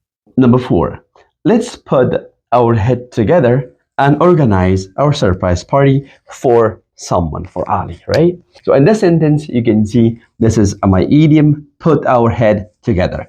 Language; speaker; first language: English; non-native, fluent; Persian